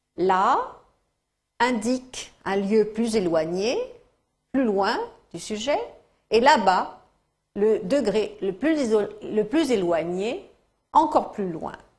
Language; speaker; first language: French; non-native, fluent; Spanish